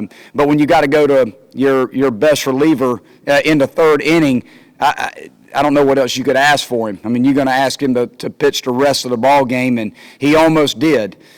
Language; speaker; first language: English; native; English